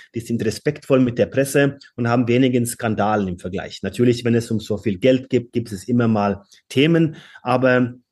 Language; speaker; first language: German; non-native, fluent; Norwegian